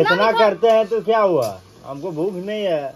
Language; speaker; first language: Hindi; native; Hindi